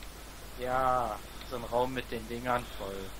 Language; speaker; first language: German; native; German